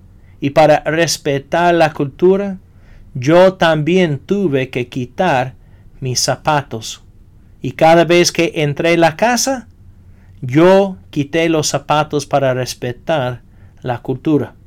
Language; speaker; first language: Spanish; non-native, fluent; English